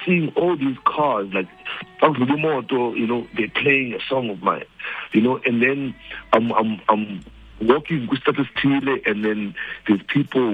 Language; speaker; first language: English; non-native, local second language; Xhosa